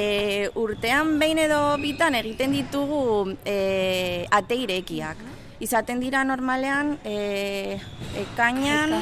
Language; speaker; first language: Basque; non-native, local second language; Spanish